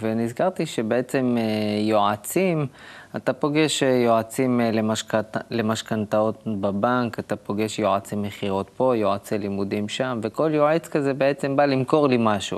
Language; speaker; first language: Hebrew; native; Hebrew